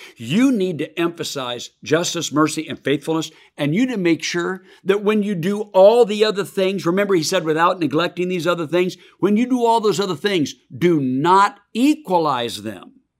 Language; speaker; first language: English; native; English